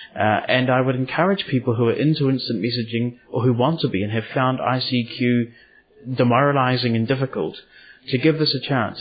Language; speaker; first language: English; native; English